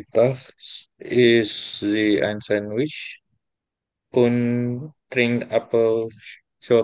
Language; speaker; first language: German; non-native, learner; Indonesian